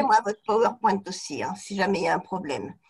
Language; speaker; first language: French; native; French